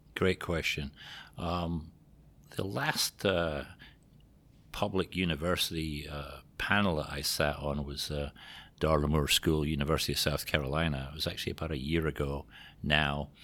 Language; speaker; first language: English; native; English